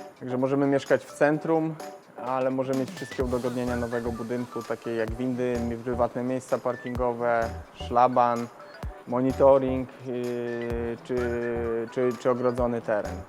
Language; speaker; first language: Polish; native; Polish